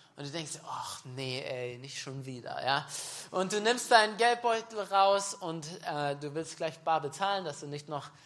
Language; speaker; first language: German; native; German